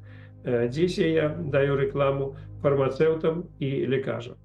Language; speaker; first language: Polish; non-native, learner; Russian